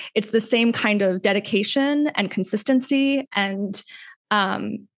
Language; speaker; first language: English; native; English